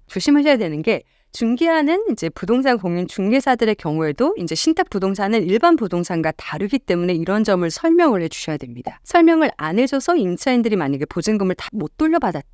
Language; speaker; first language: Korean; native; Korean